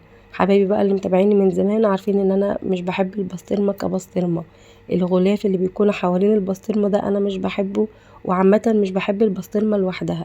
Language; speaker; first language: Arabic; native; Arabic